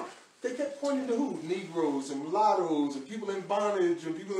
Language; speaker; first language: English; native; English